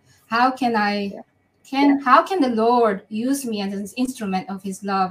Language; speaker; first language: English; non-native, local second language; Filipino